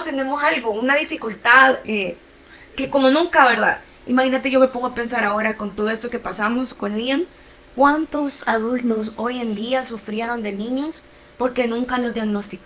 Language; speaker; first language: Spanish; native; Spanish